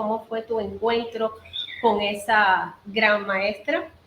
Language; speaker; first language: Spanish; native; Spanish